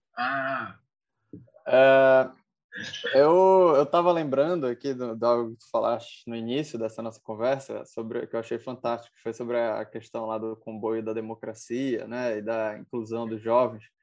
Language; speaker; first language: Portuguese; native; Portuguese